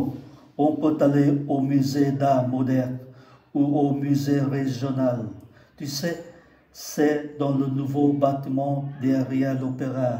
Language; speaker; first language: French; non-native, fluent; Vietnamese